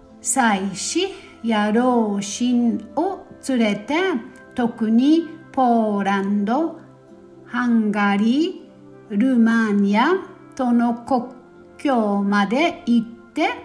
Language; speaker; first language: Japanese; non-native, fluent; German